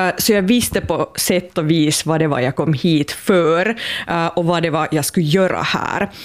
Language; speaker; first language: Swedish; native; Swedish